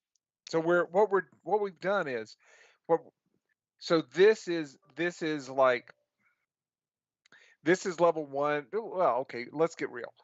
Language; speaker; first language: English; native; English